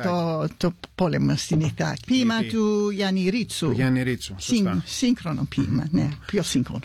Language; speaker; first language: Greek; non-native, fluent; English